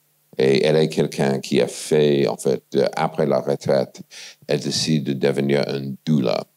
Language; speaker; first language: French; non-native, fluent; English